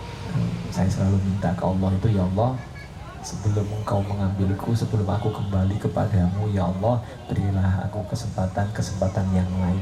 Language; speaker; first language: Indonesian; non-native, local second language; Javanese